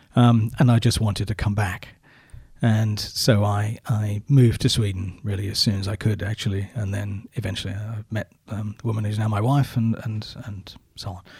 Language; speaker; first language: English; native; English